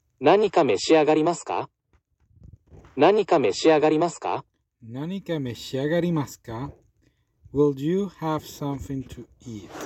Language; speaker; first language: Japanese; non-native, learner; English